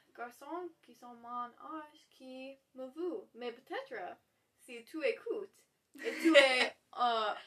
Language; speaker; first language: French; non-native, learner; English